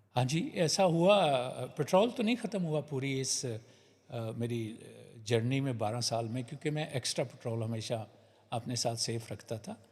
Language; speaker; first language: Urdu; non-native, local second language; Punjabi